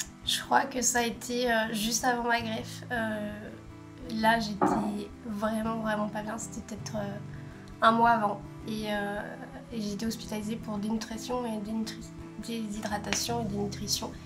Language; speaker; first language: French; native; French